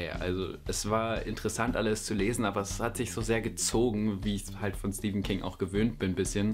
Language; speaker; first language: German; native; German